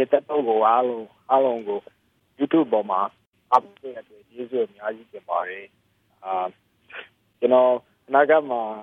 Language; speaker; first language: Burmese; non-native, learner; English